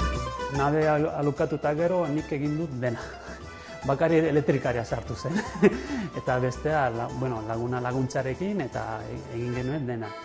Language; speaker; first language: Basque; non-native, learner; Italian